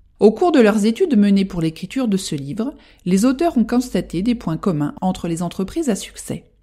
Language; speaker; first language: French; native; French